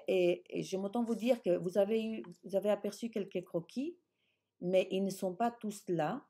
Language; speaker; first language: French; early bilingual, other home language; Spanish